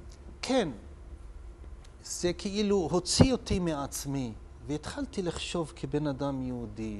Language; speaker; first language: Hebrew; non-native, local second language; Arabic